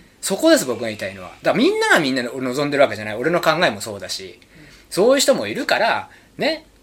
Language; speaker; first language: Japanese; native; Japanese